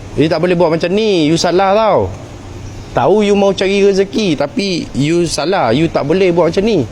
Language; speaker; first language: Malay; native; Malay